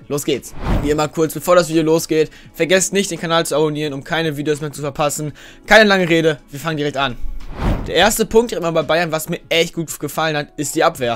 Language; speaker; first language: German; native; German